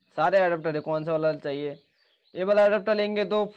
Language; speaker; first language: Hindi; non-native, local second language; Bangla